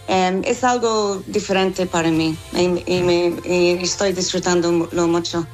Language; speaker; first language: Spanish; non-native, learner; English